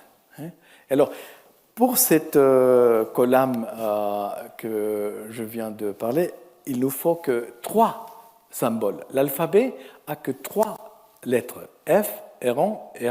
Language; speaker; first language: French; non-native, fluent; Spanish